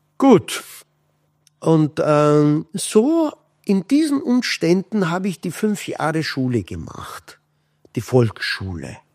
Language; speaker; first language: German; non-native, fluent; Kurdish